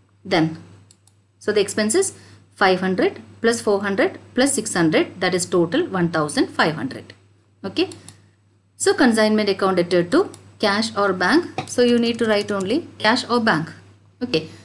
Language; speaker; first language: English; non-native, local second language; Malayalam